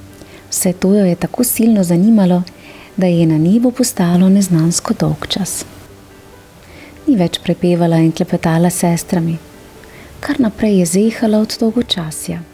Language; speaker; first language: Slovenian; native; Slovenian